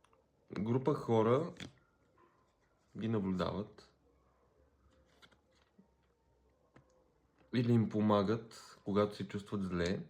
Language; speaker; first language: Bulgarian; native; Bulgarian